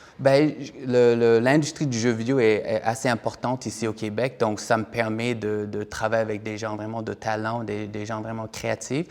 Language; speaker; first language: French; non-native, fluent; English